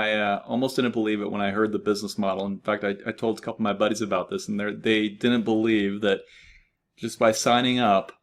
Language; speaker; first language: English; native; English